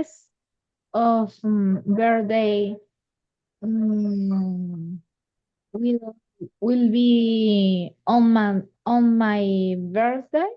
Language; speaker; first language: English; non-native, learner; Spanish